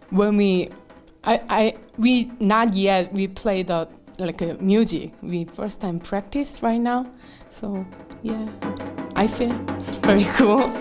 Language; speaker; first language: English; non-native, learner; Korean